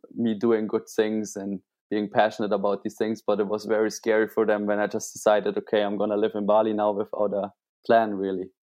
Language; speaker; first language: English; non-native, fluent; German